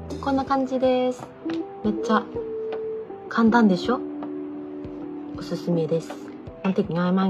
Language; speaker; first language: Japanese; non-native, learner; Thai